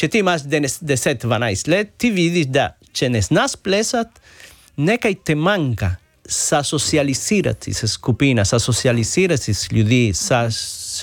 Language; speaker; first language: Slovenian; non-native, learner; Spanish